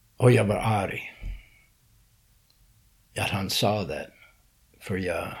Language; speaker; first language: Swedish; non-native, learner; English